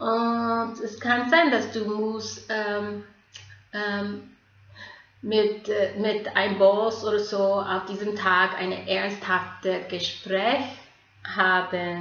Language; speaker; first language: German; non-native, fluent; English